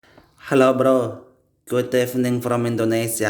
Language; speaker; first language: English; non-native, learner; Indonesian